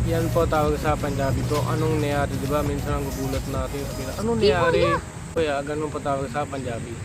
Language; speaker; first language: Filipino; non-native, learner; Punjabi